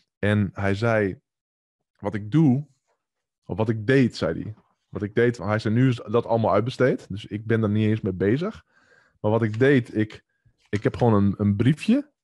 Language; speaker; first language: Dutch; native; Dutch